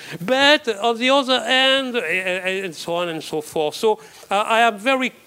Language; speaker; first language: English; non-native, fluent; French